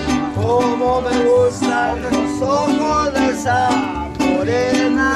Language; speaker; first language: Spanish; non-native, learner; English